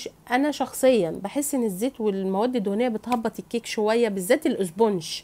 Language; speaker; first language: Arabic; native; Arabic